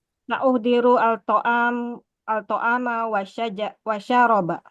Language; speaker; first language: Arabic; non-native, learner; Indonesian